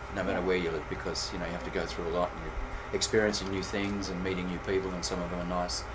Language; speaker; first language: English; native; English